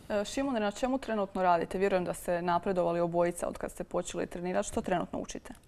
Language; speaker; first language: Croatian; native; Croatian